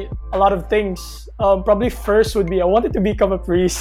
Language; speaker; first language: English; non-native, local second language; Cebuano